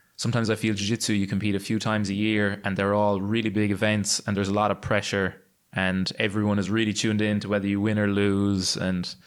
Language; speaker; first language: English; native; English